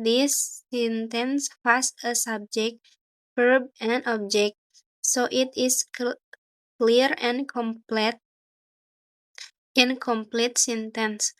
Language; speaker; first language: English; non-native, learner; Indonesian